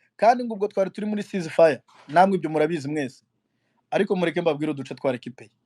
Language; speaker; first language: Kinyarwanda; native; Kinyarwanda